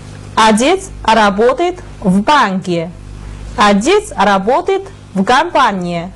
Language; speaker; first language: Russian; non-native, fluent; Chinese